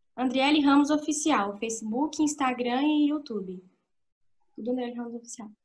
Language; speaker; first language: Portuguese; native; Portuguese